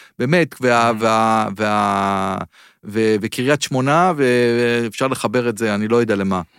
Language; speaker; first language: Hebrew; native; Hebrew